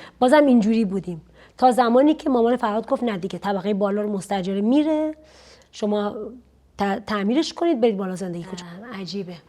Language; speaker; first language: Persian; native; Persian